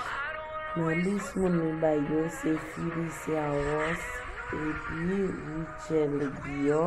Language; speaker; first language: French; non-native, local second language; Haitian Creole